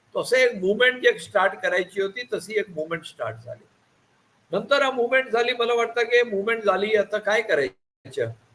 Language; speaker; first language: Marathi; non-native, local second language; Gujarati